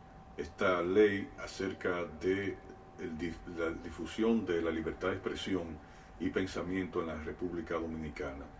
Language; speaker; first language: Spanish; native; Spanish